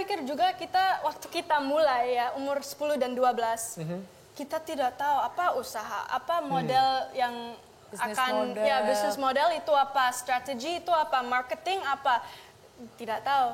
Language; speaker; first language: Indonesian; non-native, local second language; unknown